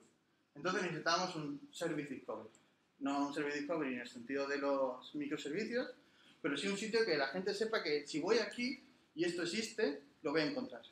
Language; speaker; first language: Spanish; native; Spanish